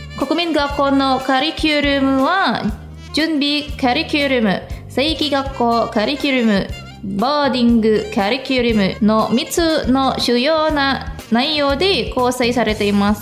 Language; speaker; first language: Japanese; non-native, fluent; Indonesian